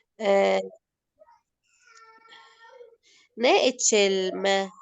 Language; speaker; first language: Turkish; non-native, learner; Arabic